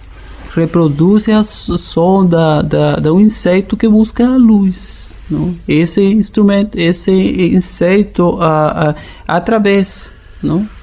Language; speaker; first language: Portuguese; non-native, fluent; Spanish